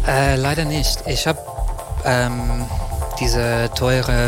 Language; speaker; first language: German; non-native, fluent; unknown